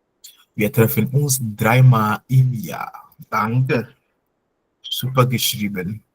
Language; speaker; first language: German; non-native, fluent; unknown